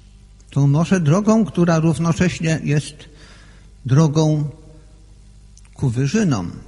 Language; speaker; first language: Polish; native; Polish